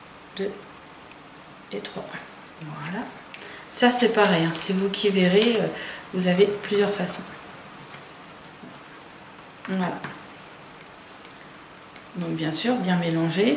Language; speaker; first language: French; native; French